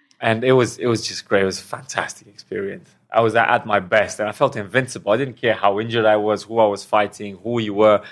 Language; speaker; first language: English; non-native, fluent; Romanian